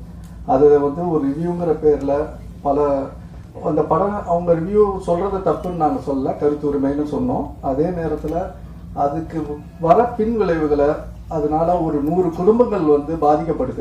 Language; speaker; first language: Tamil; native; Tamil